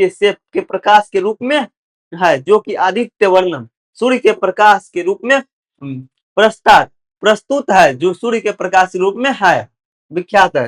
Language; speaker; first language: Hindi; native; Hindi